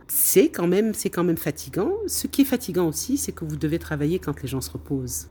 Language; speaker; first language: French; native; French